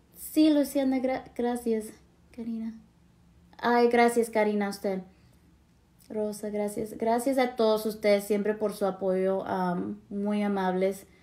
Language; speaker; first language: Spanish; early bilingual, heritage; Spanish